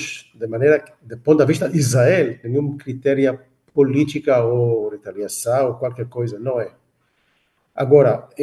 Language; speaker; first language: Portuguese; non-native, fluent; Hebrew